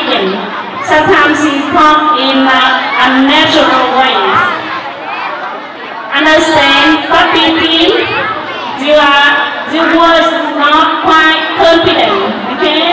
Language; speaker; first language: English; non-native, fluent; Vietnamese